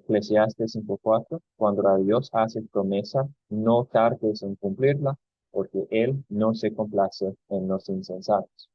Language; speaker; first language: Spanish; non-native, fluent; English